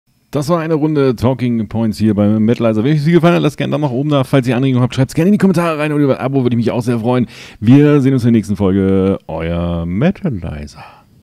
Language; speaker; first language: German; native; German